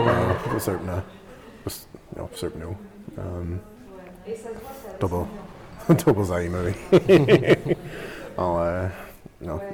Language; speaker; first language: Czech; non-native, learner; English